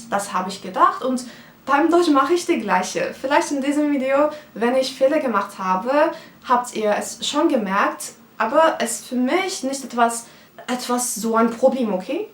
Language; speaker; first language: German; non-native, fluent; Turkish